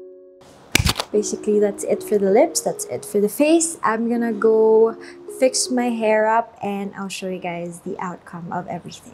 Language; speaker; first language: English; non-native, local second language; Filipino